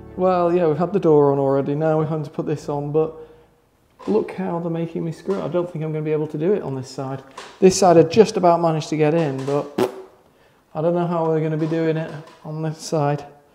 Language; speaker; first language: English; native; English